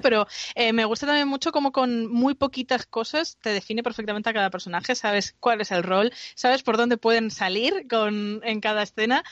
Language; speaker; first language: Spanish; native; Spanish